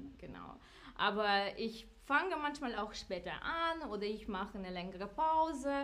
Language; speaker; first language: German; non-native, fluent; Ukrainian